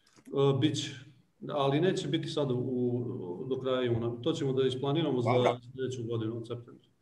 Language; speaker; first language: Serbian; native; Serbian